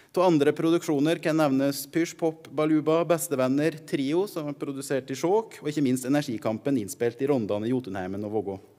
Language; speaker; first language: Norwegian; native; Norwegian